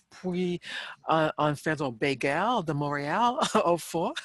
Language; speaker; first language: French; non-native, learner; English